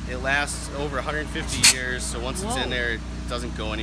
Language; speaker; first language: English; native; English